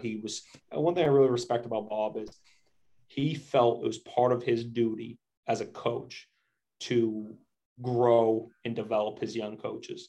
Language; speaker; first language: English; native; English